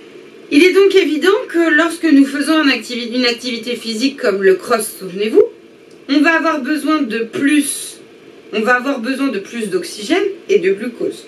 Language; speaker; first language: French; native; French